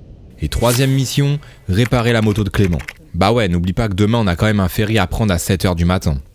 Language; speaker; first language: French; native; French